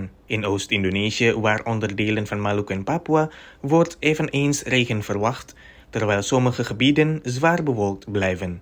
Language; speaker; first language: Dutch; non-native, fluent; Indonesian